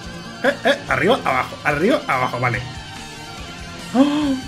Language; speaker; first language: Spanish; native; Spanish